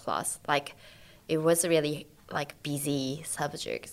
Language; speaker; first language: English; non-native, fluent; Japanese